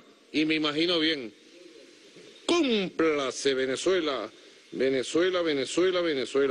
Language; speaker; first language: Spanish; native; Spanish